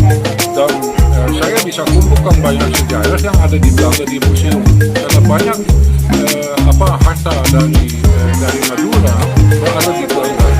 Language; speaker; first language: Indonesian; non-native, fluent; Dutch